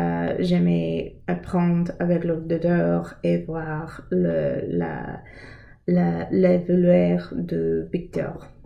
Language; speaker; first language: French; non-native, learner; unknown